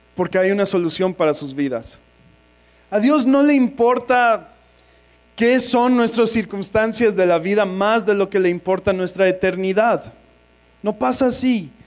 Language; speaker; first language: Spanish; non-native, fluent; English